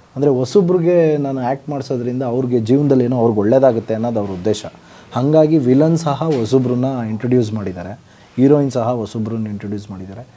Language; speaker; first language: Kannada; native; Kannada